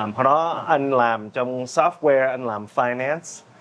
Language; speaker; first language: Vietnamese; early bilingual, heritage; Vietnamese